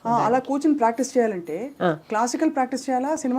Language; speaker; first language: Telugu; native; Telugu